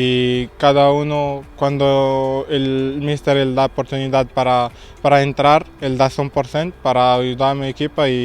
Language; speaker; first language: Spanish; non-native, learner; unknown